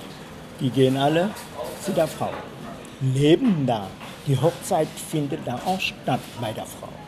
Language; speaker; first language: German; non-native, fluent; Khmer